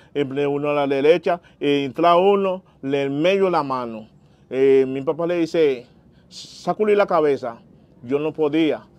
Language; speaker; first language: Spanish; non-native, fluent; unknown